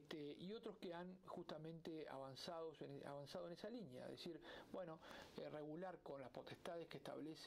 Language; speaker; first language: Spanish; native; Spanish